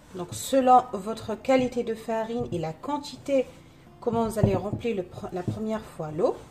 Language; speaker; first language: French; non-native, local second language; Arabic